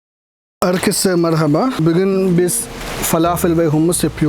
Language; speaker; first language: Turkish; non-native, learner; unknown